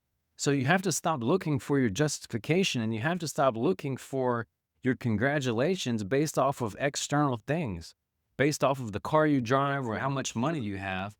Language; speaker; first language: English; native; English